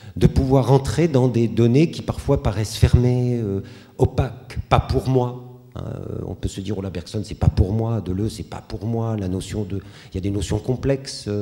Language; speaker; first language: French; native; French